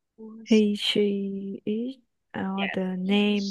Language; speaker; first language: English; non-native, learner; Vietnamese